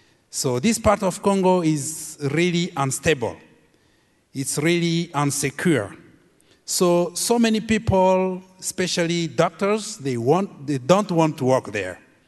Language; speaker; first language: English; non-native, fluent; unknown